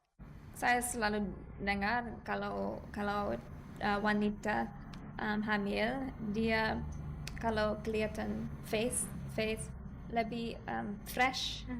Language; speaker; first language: Indonesian; non-native, learner; English